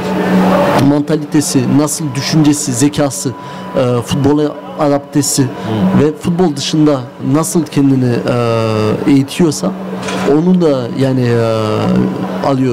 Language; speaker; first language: Turkish; early bilingual, heritage; Turkish